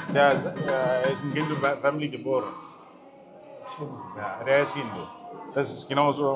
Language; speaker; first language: German; non-native, fluent; Tamil